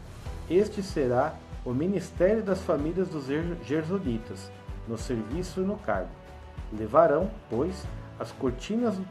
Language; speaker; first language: Portuguese; native; Portuguese